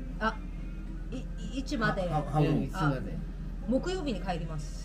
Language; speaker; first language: Japanese; non-native, learner; Korean